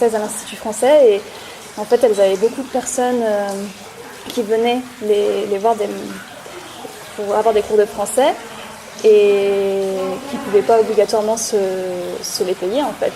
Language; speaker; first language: French; native; French